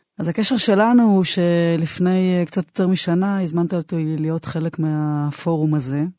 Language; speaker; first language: Hebrew; native; Hebrew